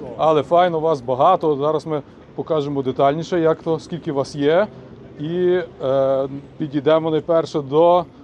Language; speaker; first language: Ukrainian; native; Ukrainian